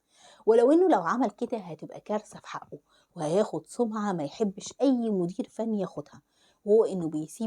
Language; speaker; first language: Arabic; native; Arabic